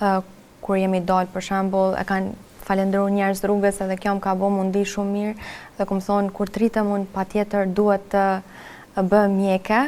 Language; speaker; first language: Albanian; native; Albanian